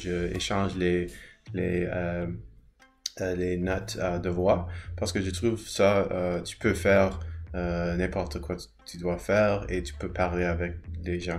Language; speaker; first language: French; non-native, learner; English